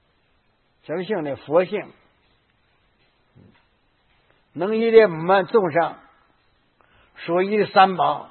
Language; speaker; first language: Chinese; native; Chinese